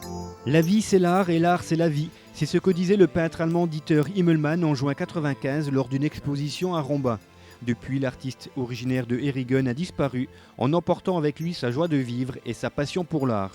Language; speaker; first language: French; native; French